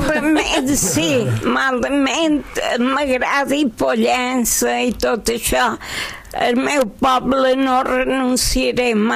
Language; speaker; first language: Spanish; non-native, local second language; Catalan